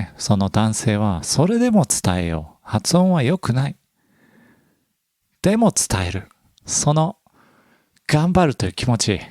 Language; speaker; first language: Japanese; native; Japanese